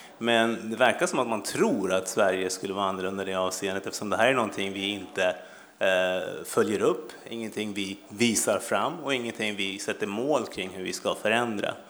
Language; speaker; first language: Swedish; early bilingual, other home language; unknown